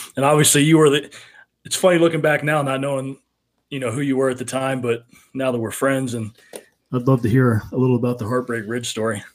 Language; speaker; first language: English; native; English